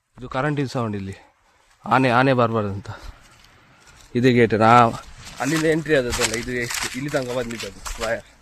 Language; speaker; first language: Kannada; non-native, local second language; Tulu